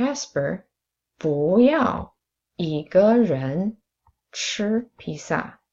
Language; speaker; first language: Chinese; non-native, fluent; English